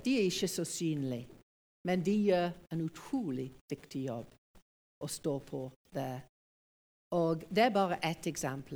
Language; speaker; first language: Norwegian; non-native, fluent; English